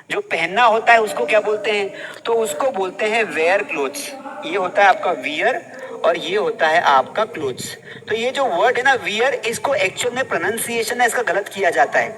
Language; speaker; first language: Hindi; native; Hindi